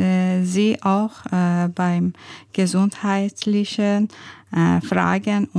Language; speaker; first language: German; non-native, learner; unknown